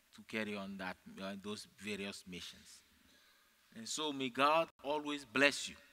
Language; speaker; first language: English; non-native, fluent; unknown